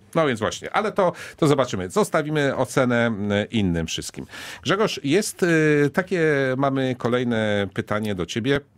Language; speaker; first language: Polish; native; Polish